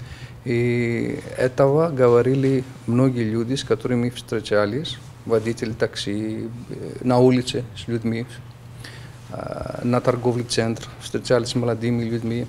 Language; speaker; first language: Russian; non-native, fluent; Greek